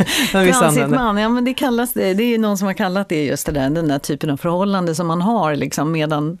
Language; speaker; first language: Swedish; native; Swedish